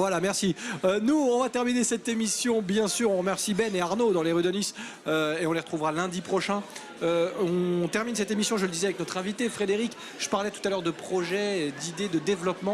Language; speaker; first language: French; native; French